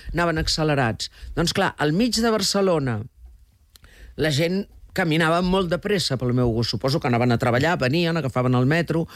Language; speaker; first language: Catalan; early bilingual, heritage; Catalan